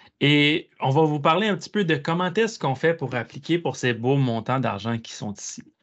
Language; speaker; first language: French; native; French